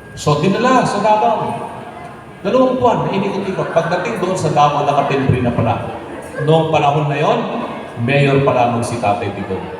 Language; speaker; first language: Filipino; native; Filipino